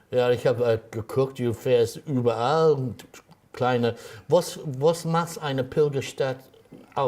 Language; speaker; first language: German; non-native, fluent; English